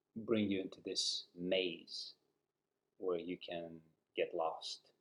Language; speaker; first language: English; non-native, fluent; Uzbek